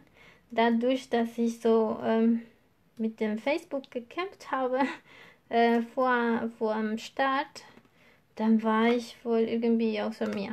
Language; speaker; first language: German; non-native, fluent; Spanish